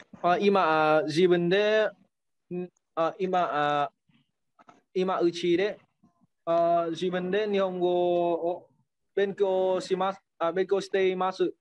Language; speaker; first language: Japanese; non-native, learner; Vietnamese